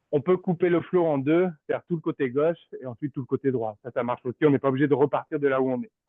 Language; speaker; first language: French; native; French